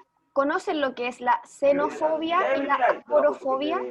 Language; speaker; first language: Spanish; native; Spanish